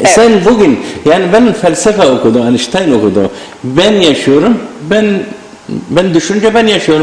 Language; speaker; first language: Turkish; non-native, learner; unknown